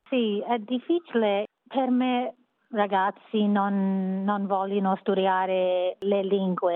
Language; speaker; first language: Italian; non-native, learner; English